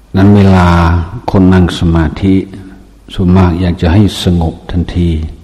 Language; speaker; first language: Thai; non-native, fluent; English